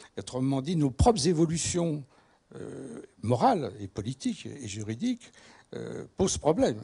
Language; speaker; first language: French; native; French